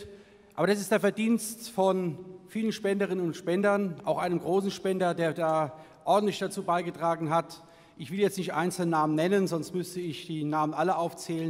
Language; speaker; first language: German; native; German